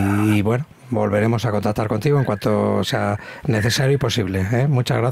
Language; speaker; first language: Spanish; native; Spanish